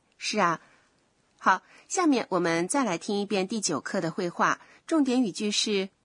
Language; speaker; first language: Chinese; native; Chinese